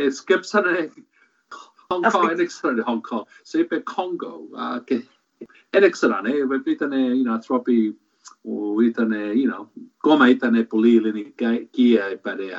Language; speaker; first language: Greek; early bilingual, heritage; Greek